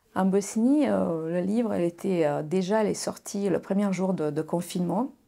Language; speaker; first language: French; non-native, fluent; Bosnian